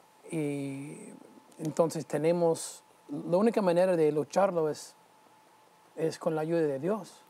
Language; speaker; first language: Spanish; non-native, fluent; English